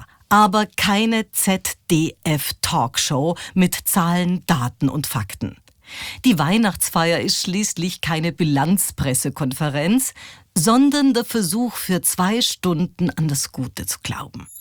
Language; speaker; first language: German; native; German